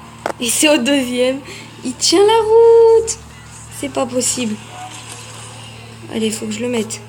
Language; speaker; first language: French; native; French